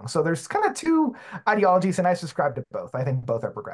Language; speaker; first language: English; native; English